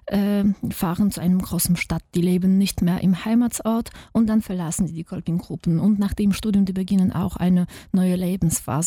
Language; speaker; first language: German; non-native, fluent; Polish